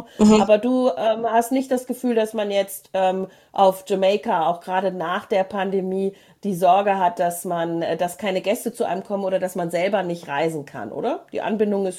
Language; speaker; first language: German; native; German